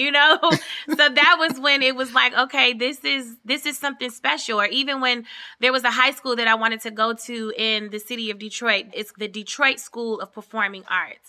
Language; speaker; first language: English; native; English